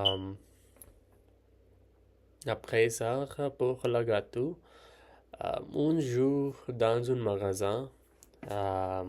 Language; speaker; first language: French; non-native, learner; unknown